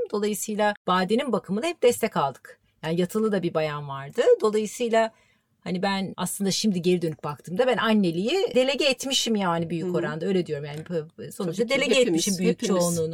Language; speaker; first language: Turkish; native; Turkish